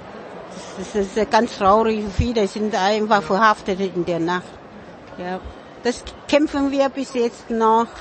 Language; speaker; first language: German; non-native, fluent; Min Nan Chinese